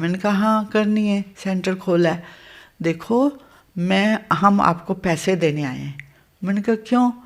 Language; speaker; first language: Hindi; non-native, local second language; Gujarati